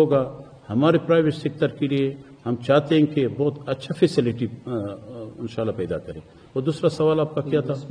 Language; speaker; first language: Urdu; non-native, fluent; Persian